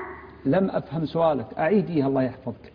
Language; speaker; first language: Arabic; native; Arabic